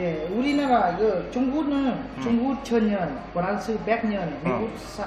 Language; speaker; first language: Korean; non-native, learner; Vietnamese